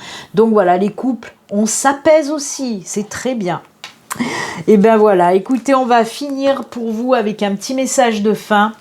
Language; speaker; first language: French; native; French